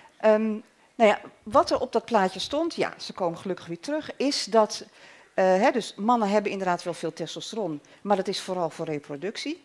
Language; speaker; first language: Dutch; native; Dutch